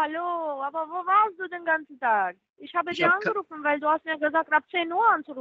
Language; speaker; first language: German; non-native, fluent; Spanish